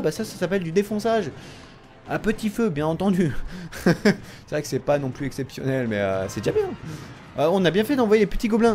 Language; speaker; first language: French; native; French